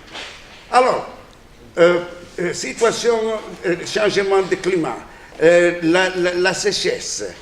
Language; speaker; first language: French; non-native, fluent; Italian